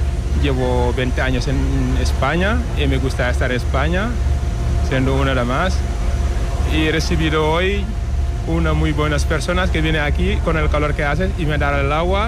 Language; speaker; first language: Spanish; non-native, learner; Wolof